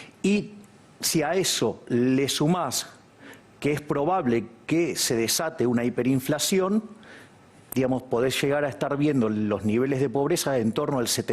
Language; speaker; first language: Spanish; native; Spanish